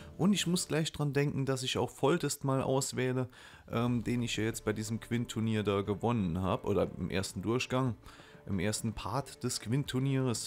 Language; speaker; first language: German; native; German